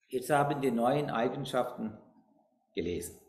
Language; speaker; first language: German; non-native, learner; Sinhala